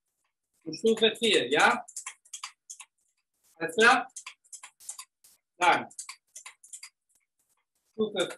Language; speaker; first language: German; non-native, fluent; Italian